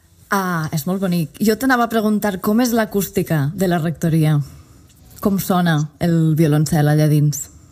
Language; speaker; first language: Catalan; native; Catalan